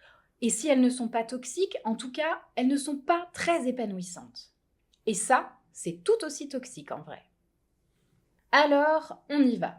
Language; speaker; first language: French; native; French